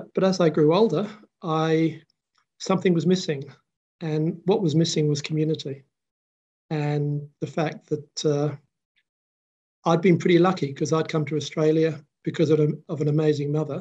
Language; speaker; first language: English; native; English